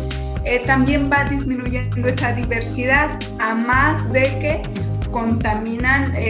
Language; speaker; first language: Spanish; native; Spanish